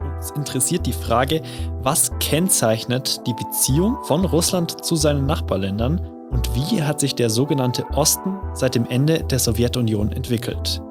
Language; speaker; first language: German; native; German